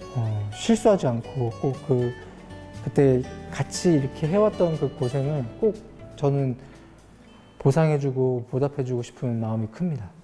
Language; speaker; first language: Korean; native; Korean